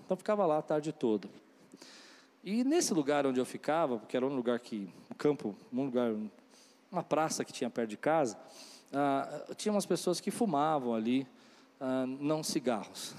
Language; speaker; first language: Portuguese; native; Portuguese